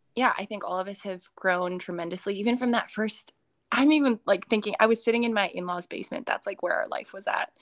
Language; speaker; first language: English; early bilingual, other home language; Hindi